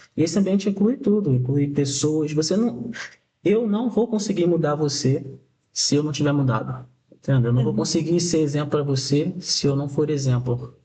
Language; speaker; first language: Portuguese; native; Portuguese